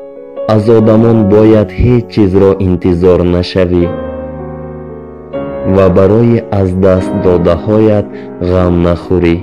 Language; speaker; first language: Persian; native; Persian